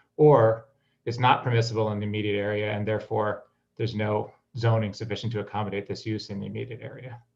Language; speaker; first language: English; native; English